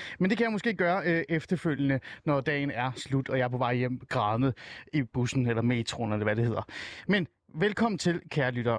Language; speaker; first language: Danish; early bilingual, other home language; Persian